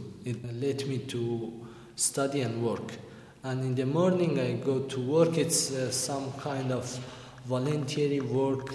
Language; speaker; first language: English; non-native, learner; Persian